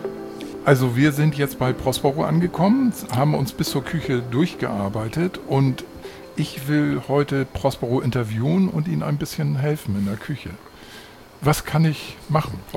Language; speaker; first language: German; native; German